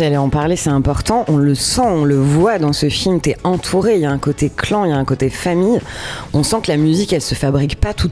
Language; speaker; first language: French; native; French